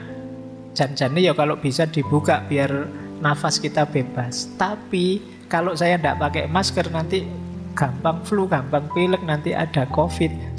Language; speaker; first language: Indonesian; native; Indonesian